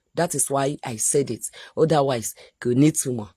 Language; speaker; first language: English; non-native, local second language; Yoruba